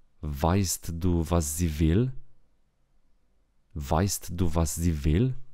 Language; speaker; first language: German; non-native, fluent; Romanian